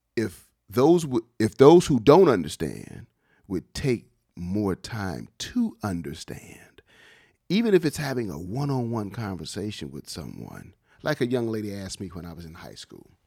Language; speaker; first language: English; native; English